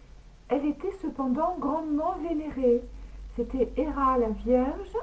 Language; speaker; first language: French; native; French